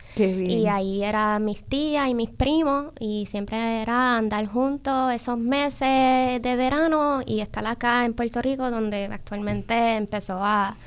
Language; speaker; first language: Spanish; early bilingual, heritage; Spanish